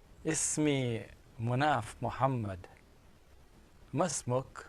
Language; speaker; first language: Arabic; non-native, learner; English